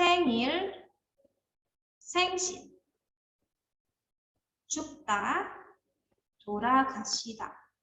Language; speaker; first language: Korean; non-native, fluent; Indonesian